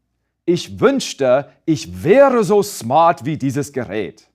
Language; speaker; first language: German; non-native, fluent; English